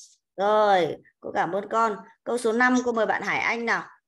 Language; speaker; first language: Vietnamese; native; Vietnamese